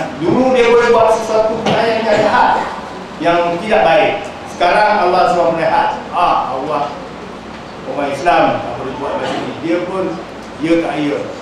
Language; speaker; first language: Malay; non-native, local second language; Chinese